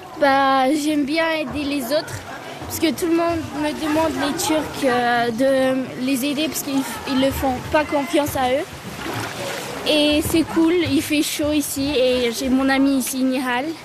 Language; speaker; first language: French; early bilingual, other home language; Turkish